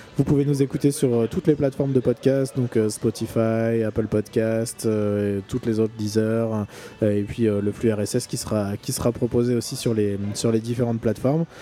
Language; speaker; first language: French; native; French